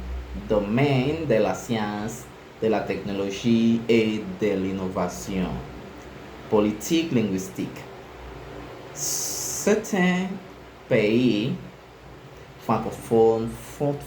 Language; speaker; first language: French; non-native, learner; Spanish